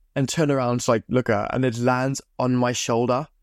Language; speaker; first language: English; native; English